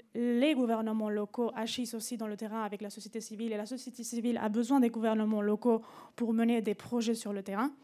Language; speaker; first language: French; non-native, fluent; Spanish